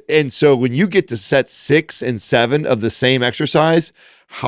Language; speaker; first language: English; native; English